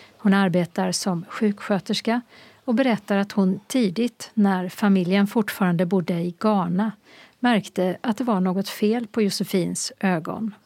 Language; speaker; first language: Swedish; native; Swedish